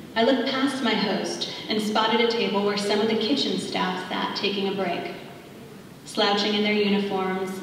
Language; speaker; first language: English; native; English